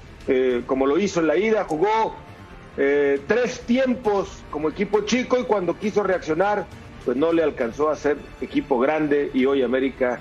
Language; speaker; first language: Spanish; native; Spanish